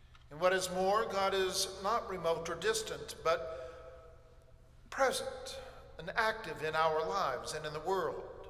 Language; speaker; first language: English; native; English